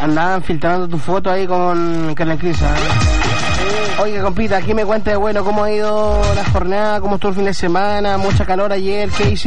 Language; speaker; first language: Spanish; native; Spanish